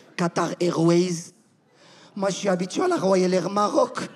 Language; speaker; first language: French; non-native, local second language; Arabic